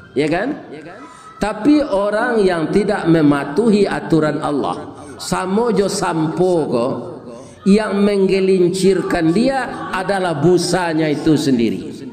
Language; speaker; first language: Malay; non-native, local second language; Minangkabau